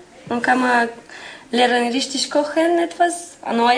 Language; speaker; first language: German; non-native, learner; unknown